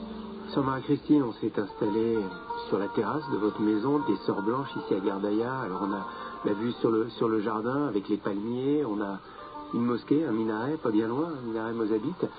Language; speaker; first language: French; native; French